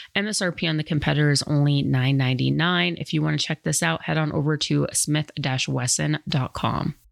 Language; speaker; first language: English; native; English